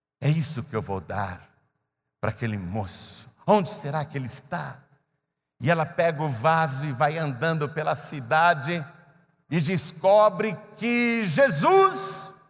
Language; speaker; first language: Portuguese; native; Portuguese